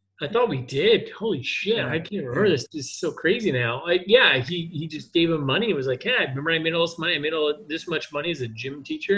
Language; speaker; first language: English; native; English